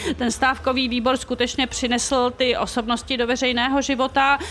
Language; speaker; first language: Czech; native; Czech